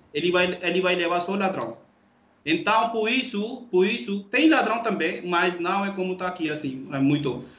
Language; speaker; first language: Portuguese; non-native, learner; Urdu